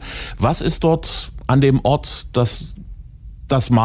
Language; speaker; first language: German; native; German